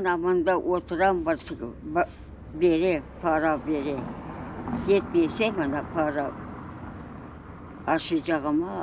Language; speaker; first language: Turkish; non-native, learner; Crimean Tatar